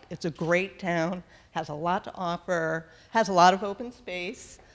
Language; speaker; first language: English; native; English